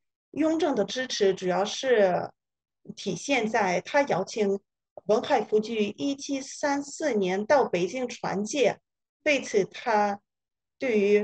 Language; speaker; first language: Chinese; non-native, fluent; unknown